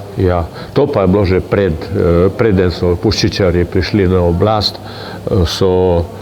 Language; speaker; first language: Slovenian; non-native, local second language; Hungarian